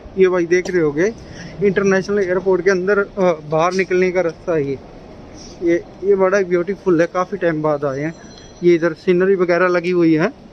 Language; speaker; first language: Hindi; non-native, local second language; Punjabi